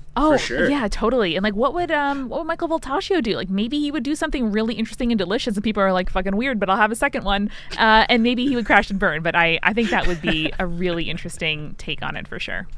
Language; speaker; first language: English; native; English